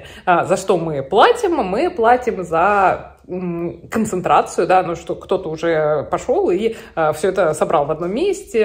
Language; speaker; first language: Russian; native; Russian